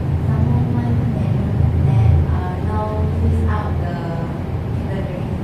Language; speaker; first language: English; non-native, learner; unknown